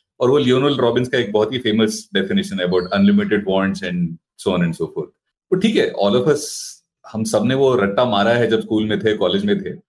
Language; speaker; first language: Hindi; non-native, local second language; Marathi